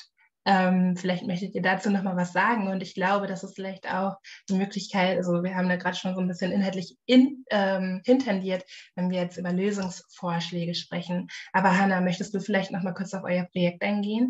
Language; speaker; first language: German; native; German